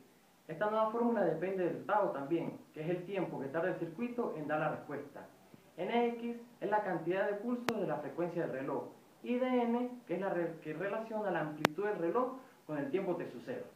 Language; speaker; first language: Spanish; native; Spanish